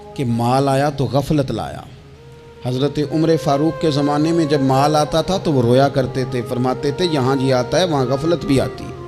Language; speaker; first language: Urdu; non-native, local second language; Punjabi